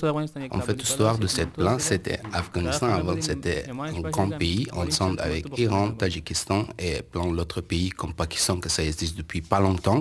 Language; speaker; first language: French; non-native, learner; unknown